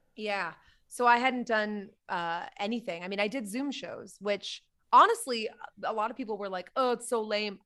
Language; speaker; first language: English; native; English